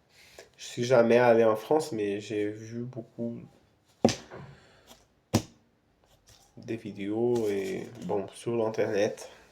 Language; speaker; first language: French; non-native, fluent; Portuguese